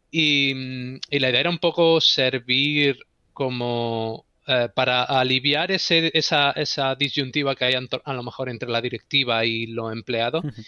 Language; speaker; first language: Spanish; native; Spanish